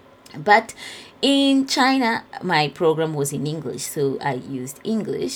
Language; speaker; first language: English; non-native, fluent; Portuguese